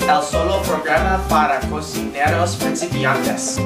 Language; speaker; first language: Spanish; non-native, learner; English